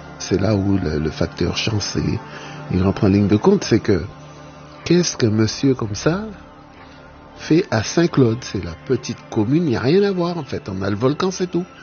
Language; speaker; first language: French; native; French